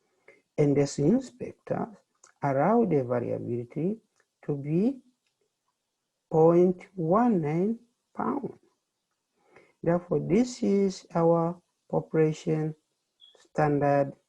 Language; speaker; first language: English; non-native, fluent; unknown